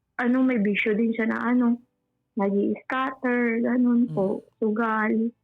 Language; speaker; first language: Filipino; native; Filipino